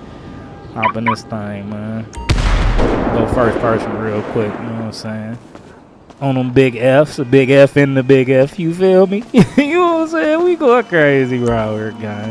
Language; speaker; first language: English; native; English